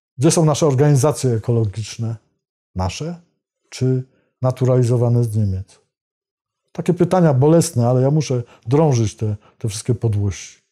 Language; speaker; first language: Polish; native; Polish